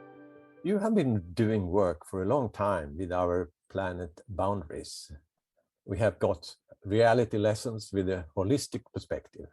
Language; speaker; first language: English; non-native, fluent; Swedish